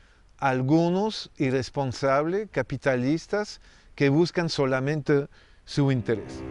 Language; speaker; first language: Spanish; non-native, fluent; French